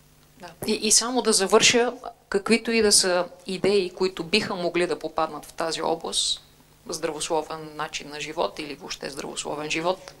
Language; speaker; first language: Bulgarian; native; Bulgarian